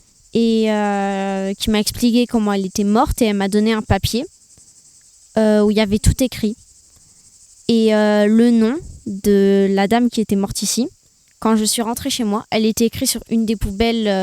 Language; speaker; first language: French; early bilingual, other home language; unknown